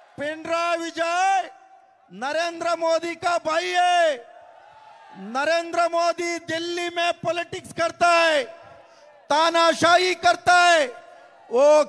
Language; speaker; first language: Hindi; non-native, local second language; Kannada